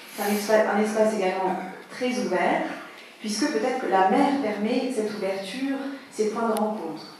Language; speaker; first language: French; native; French